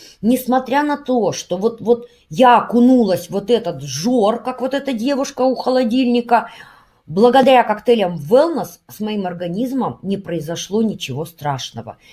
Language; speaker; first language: Russian; native; Russian